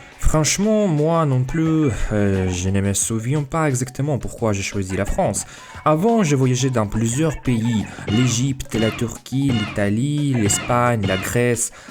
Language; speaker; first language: French; non-native, fluent; Russian